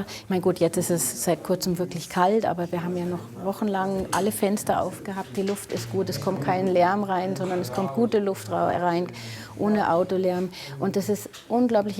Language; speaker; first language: German; native; German